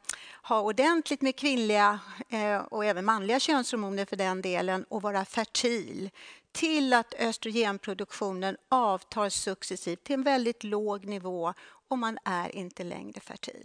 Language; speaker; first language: Swedish; native; Swedish